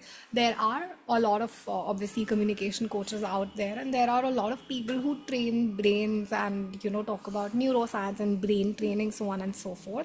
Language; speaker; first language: English; non-native, local second language; Hindi